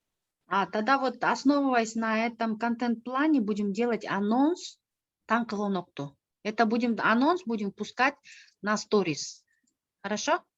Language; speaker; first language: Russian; non-native, local second language; Kyrgyz